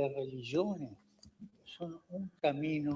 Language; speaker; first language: Italian; non-native, fluent; Spanish